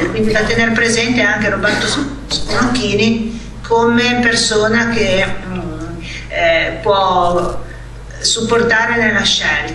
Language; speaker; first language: Italian; native; Italian